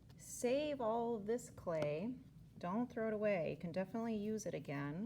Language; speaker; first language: English; native; English